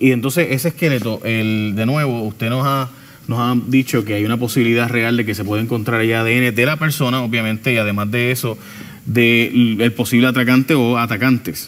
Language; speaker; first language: Spanish; native; Spanish